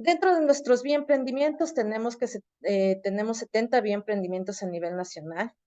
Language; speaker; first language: Spanish; native; Spanish